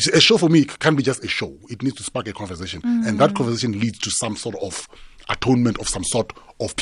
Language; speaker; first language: English; non-native, local second language; Tsonga